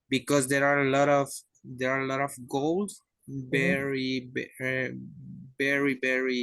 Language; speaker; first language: English; non-native, learner; Spanish